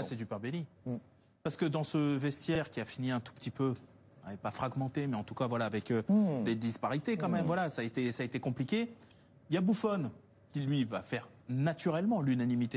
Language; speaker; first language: French; native; French